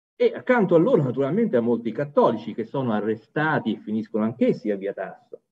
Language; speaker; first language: Italian; native; Italian